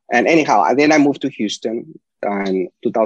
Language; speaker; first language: English; non-native, fluent; Spanish